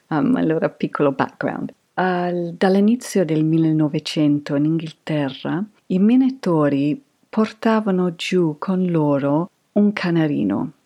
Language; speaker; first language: Italian; non-native, fluent; English